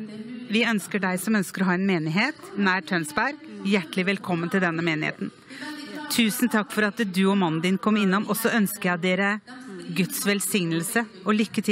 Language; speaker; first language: Norwegian; native; Norwegian